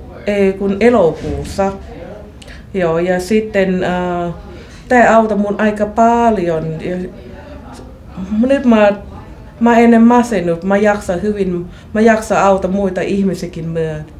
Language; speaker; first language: Finnish; non-native, learner; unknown